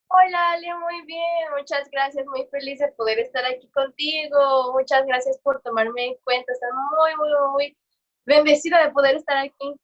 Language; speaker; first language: Spanish; native; Spanish